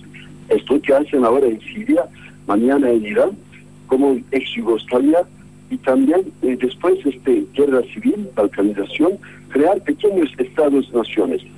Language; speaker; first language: Spanish; non-native, fluent; Kurdish